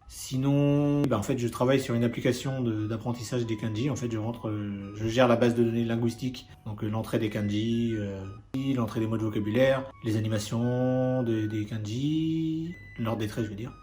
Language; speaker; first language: French; native; French